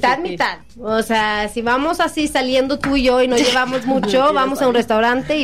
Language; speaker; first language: Spanish; non-native, fluent; Swedish